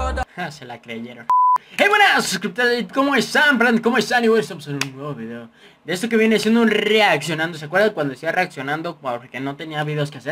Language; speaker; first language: Spanish; native; Spanish